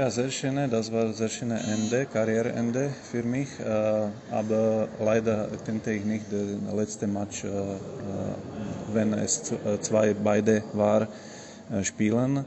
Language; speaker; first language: German; non-native, fluent; Slovak